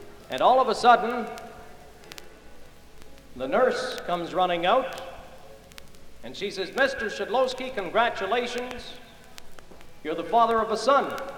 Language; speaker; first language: English; early bilingual, other home language; Ukrainian